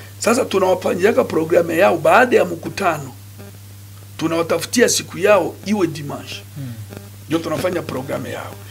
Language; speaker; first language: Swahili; non-native, local second language; Nande